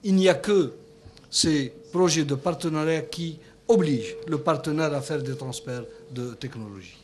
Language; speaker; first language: French; non-native, local second language; Arabic